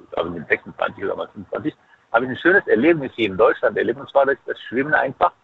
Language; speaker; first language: German; non-native, fluent; Arabic